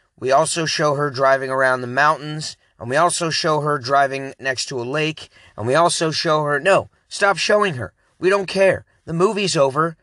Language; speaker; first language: English; native; English